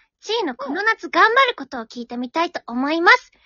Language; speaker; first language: Japanese; native; Japanese